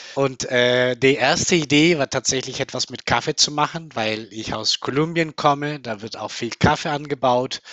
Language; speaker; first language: German; non-native, fluent; Spanish